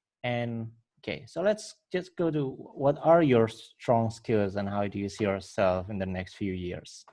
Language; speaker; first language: English; non-native, fluent; Indonesian